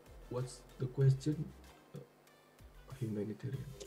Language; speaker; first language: English; non-native, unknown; Indonesian